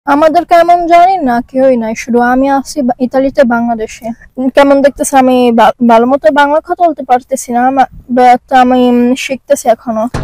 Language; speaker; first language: Bangla; early bilingual, heritage; Bangla